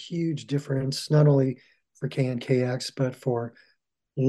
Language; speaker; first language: English; native; English